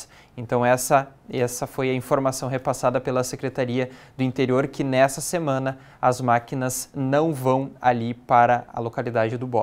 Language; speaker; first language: Portuguese; native; Portuguese